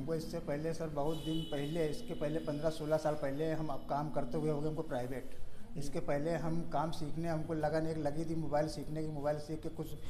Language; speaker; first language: Hindi; native; Hindi